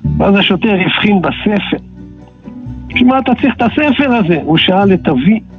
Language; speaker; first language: Hebrew; native; Hebrew